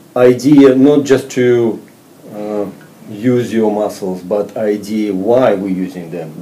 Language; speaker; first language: English; non-native, fluent; Russian